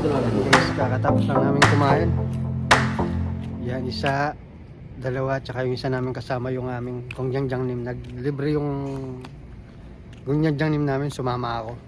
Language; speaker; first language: Filipino; native; Filipino